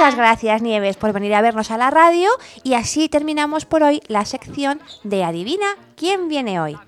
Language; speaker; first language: Spanish; native; Spanish